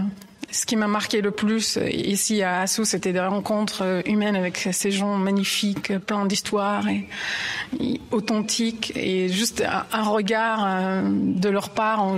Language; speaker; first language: French; non-native, local second language; Arabic